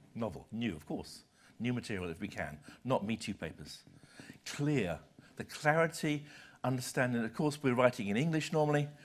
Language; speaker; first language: English; native; English